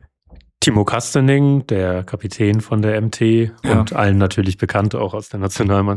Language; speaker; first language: German; native; German